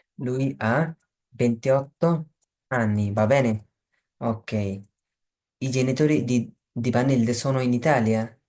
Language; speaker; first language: Italian; non-native, fluent; Bangla